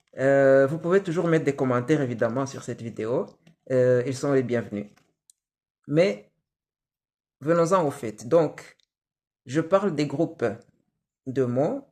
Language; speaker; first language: French; non-native, local second language; Kinyarwanda